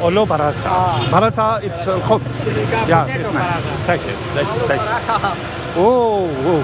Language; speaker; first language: English; non-native, learner; Arabic